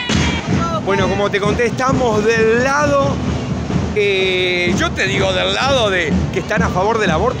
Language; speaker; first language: Spanish; native; Spanish